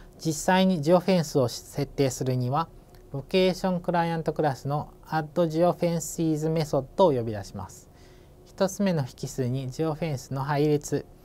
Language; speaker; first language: Japanese; native; Japanese